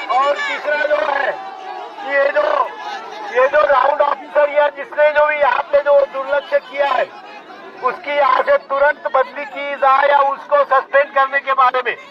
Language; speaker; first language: Hindi; non-native, local second language; Marathi